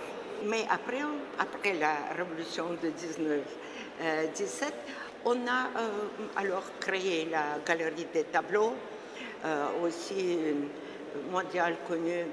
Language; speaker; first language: French; non-native, fluent; Russian